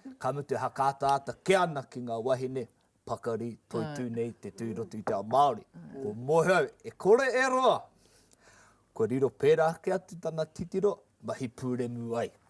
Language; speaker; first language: Māori; native; Māori